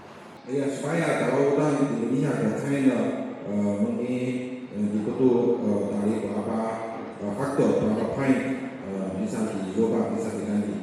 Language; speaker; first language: Indonesian; non-native, learner; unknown